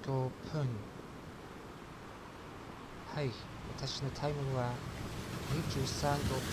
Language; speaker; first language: Japanese; non-native, learner; English